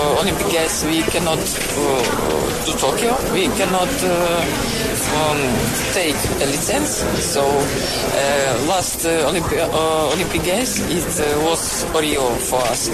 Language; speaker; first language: English; non-native, learner; Ukrainian